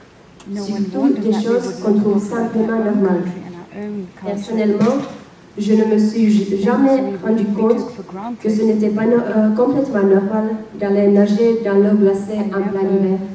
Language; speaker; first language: French; non-native, fluent; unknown